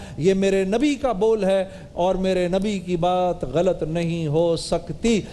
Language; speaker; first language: Urdu; native; Urdu